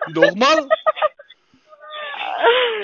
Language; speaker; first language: German; non-native, learner; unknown